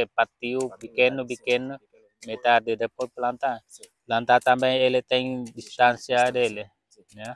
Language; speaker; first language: Portuguese; non-native, learner; Vietnamese